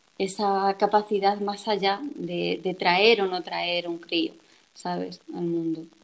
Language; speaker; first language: Spanish; native; Spanish